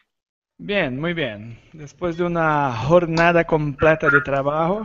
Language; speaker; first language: Spanish; non-native, learner; Portuguese